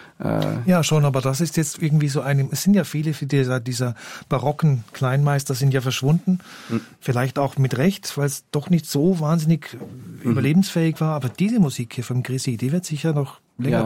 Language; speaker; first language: German; native; German